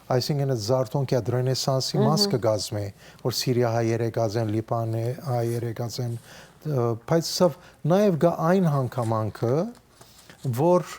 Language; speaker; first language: Armenian; early bilingual, heritage; Armenian